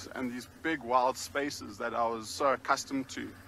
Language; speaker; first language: English; native; English